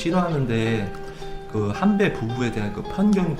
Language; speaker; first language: Korean; native; Korean